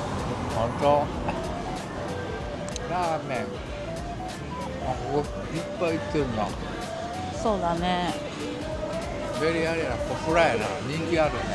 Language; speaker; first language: Japanese; native; Japanese